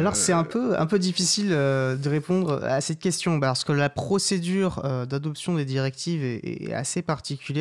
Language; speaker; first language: French; native; French